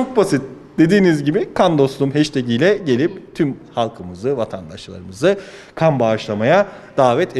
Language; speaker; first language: Turkish; native; Turkish